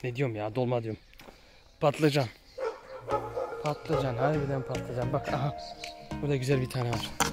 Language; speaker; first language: Turkish; early bilingual, heritage; Turkish